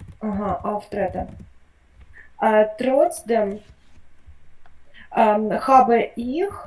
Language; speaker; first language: German; non-native, learner; Ukrainian